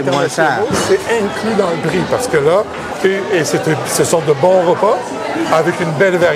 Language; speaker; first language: French; native; French